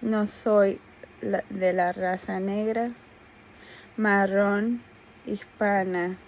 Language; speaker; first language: Spanish; native; Spanish